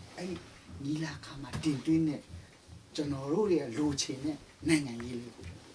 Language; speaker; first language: Burmese; non-native, local second language; Tedim Chin